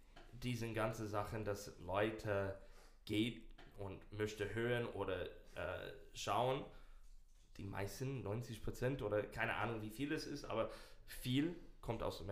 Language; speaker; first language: German; non-native, learner; English